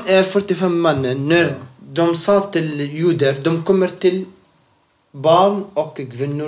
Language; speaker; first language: Swedish; non-native, learner; Arabic